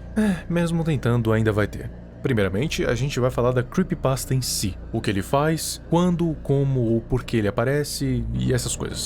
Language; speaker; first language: Portuguese; native; Portuguese